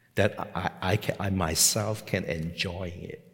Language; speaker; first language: English; non-native, local second language; Cantonese